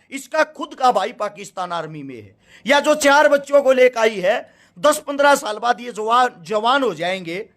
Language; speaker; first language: Hindi; native; Hindi